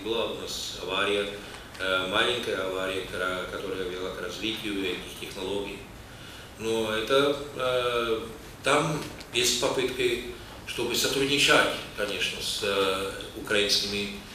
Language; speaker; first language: Russian; non-native, fluent; Czech